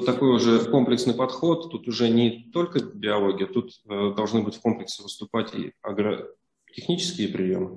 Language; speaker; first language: Russian; native; Russian